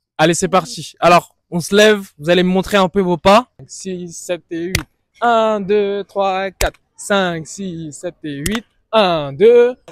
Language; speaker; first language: French; native; French